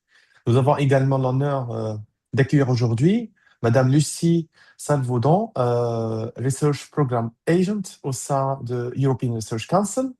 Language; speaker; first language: French; native; French